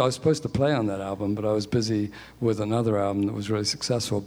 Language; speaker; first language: English; native; English